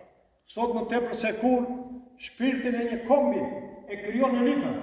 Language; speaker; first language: Albanian; native; Albanian